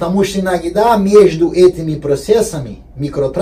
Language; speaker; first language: Russian; non-native, learner; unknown